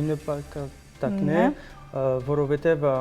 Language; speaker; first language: Armenian; non-native, learner; French